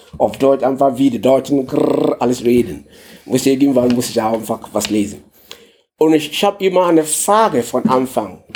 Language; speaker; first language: German; non-native, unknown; English